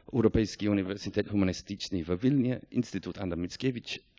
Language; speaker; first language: Polish; non-native, fluent; English